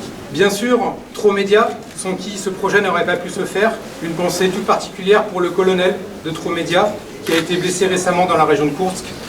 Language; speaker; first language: French; native; French